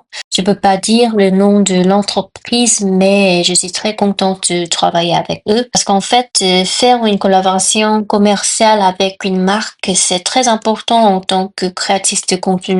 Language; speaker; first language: French; non-native, fluent; Korean